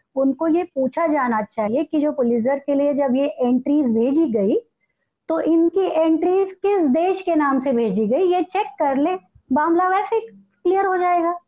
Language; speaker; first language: Hindi; non-native, local second language; Marathi